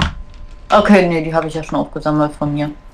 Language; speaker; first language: German; native; German